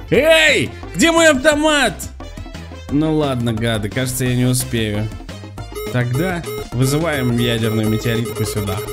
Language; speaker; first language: Russian; native; Russian